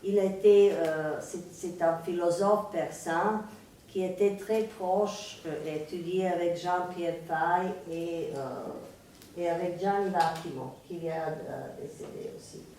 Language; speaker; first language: French; non-native, fluent; Serbian